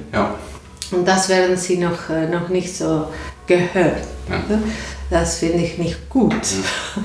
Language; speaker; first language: German; non-native, learner; Spanish